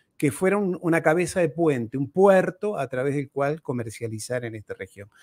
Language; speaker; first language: Spanish; native; Spanish